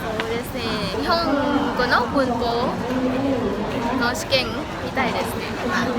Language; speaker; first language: Japanese; non-native, fluent; Thai